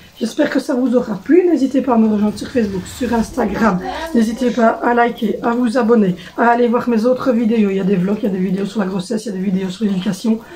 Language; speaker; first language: French; native; French